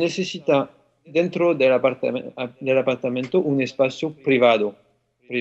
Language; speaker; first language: Spanish; non-native, fluent; French